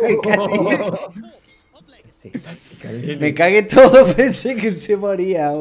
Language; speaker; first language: Spanish; native; Spanish